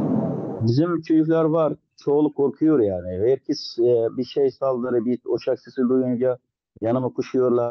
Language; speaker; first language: Turkish; non-native, local second language; Arabic